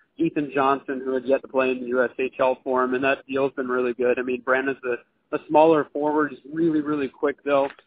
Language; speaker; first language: English; native; English